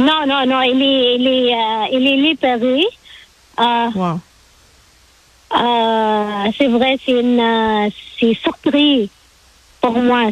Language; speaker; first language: French; non-native, learner; Arabic